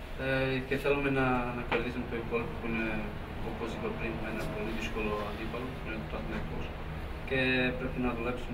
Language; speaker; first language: Greek; non-native, learner; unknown